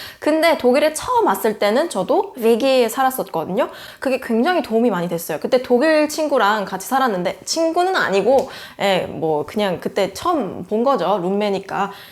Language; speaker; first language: Korean; native; Korean